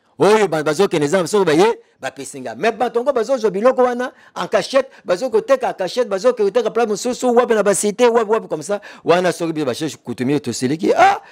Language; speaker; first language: Lingala; non-native, local second language; Kongo